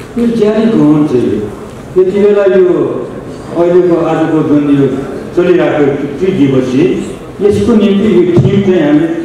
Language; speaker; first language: Nepali; non-native, local second language; Newari